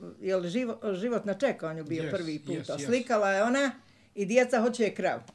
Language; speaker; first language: Croatian; native; Croatian